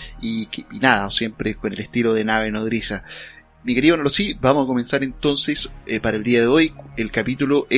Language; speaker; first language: Spanish; native; Spanish